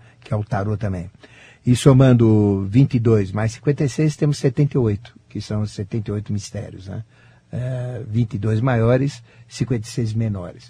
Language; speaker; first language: Portuguese; native; Portuguese